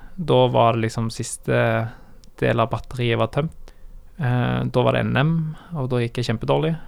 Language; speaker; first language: Norwegian; native; Norwegian